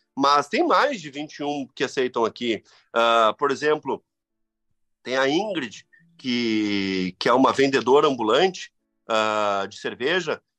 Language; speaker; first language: Portuguese; native; Portuguese